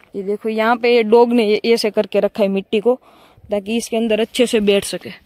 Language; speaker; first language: Hindi; non-native, local second language; Gujarati